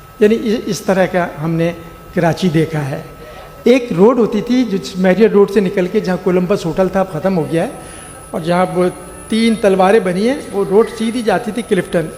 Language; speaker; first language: Urdu; native; Urdu